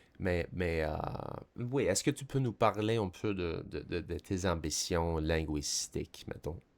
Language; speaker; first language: French; non-native, fluent; English